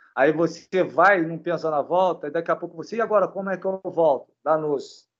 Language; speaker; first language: Portuguese; native; Portuguese